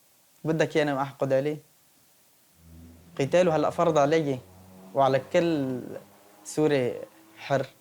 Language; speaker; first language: Arabic; native; Arabic